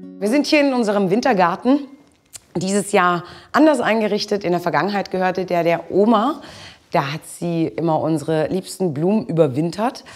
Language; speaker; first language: German; early bilingual, other home language; Italian